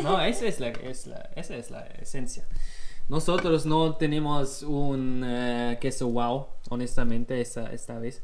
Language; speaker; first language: Spanish; non-native, learner; German